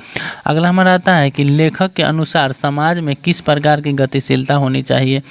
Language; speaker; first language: Hindi; native; Hindi